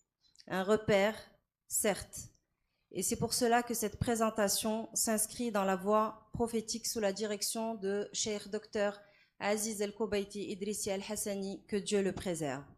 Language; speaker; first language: French; non-native, local second language; Arabic